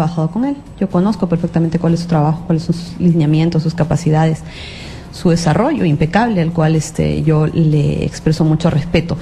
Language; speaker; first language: Spanish; native; Spanish